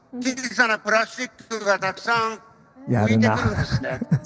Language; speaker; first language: Japanese; native; Japanese